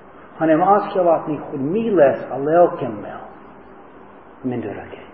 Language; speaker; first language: Hungarian; non-native, fluent; English